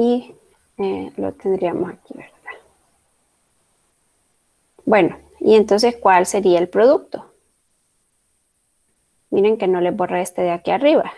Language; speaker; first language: Spanish; native; Spanish